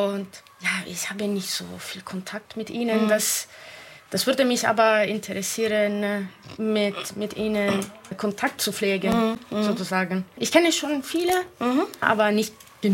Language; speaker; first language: German; non-native, fluent; Italian